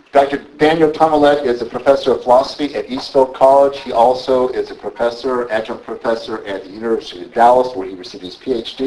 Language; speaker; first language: English; native; English